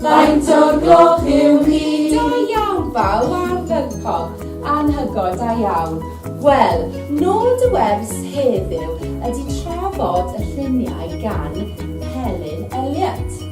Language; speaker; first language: Welsh; non-native, learner; English